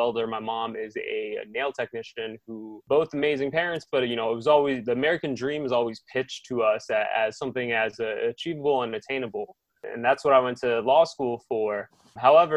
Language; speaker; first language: English; native; English